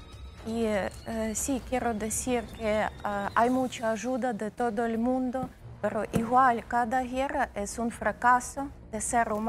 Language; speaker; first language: Spanish; non-native, learner; Ukrainian